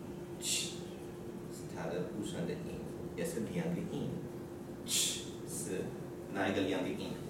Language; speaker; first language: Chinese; non-native, learner; English